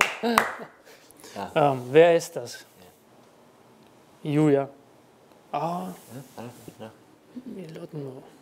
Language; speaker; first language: German; non-native, fluent; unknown